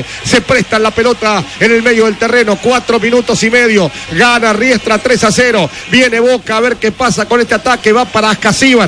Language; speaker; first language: Spanish; native; Spanish